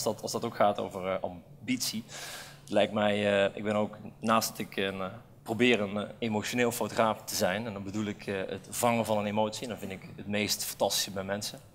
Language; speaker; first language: Dutch; native; Dutch